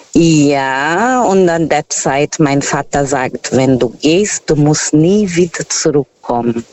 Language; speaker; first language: German; non-native, fluent; Portuguese